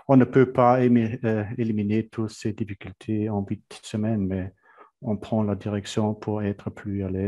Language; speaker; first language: French; non-native, fluent; German